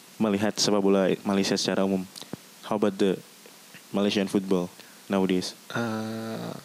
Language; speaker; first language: English; non-native, learner; Indonesian